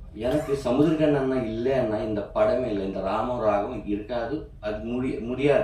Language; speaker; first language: Tamil; non-native, learner; Telugu